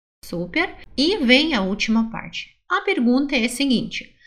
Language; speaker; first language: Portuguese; non-native, fluent; Russian